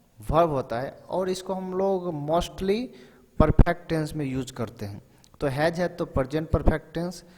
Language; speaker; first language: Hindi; native; Hindi